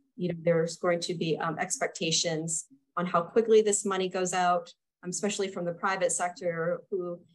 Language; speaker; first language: English; native; English